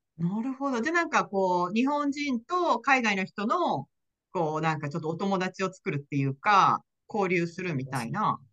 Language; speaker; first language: Japanese; native; Japanese